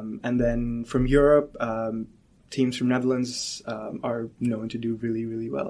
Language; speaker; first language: English; non-native, local second language; Hindi